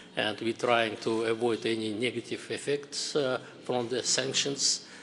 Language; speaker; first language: English; non-native, fluent; Kazakh